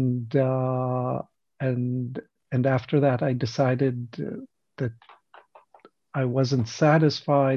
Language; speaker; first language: English; non-native, fluent; Hebrew